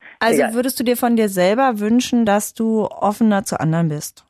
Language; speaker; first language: German; native; German